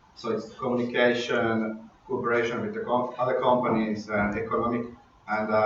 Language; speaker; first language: English; non-native, fluent; Finnish